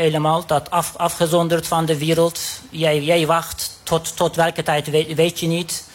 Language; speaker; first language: Dutch; non-native, fluent; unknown